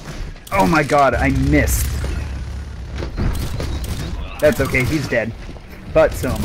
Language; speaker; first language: English; native; English